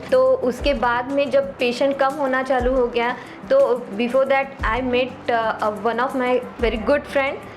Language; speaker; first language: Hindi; non-native, local second language; Marathi